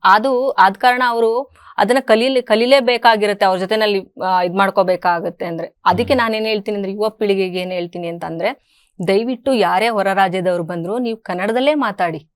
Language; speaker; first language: Kannada; native; Kannada